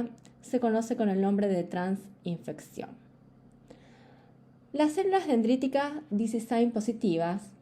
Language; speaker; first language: Spanish; native; Spanish